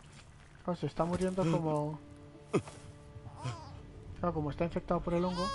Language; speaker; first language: Spanish; native; Spanish